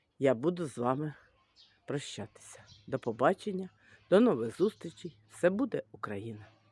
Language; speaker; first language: Ukrainian; native; Ukrainian